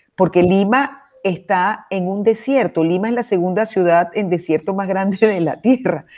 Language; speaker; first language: Spanish; native; Spanish